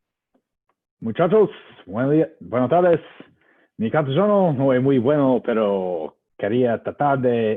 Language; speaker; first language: Spanish; non-native, learner; English